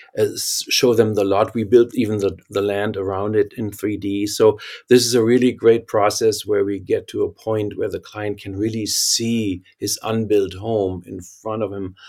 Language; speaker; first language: English; non-native, fluent; German